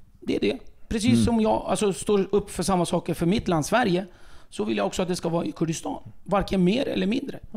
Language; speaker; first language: Swedish; early bilingual, other home language; Kurdish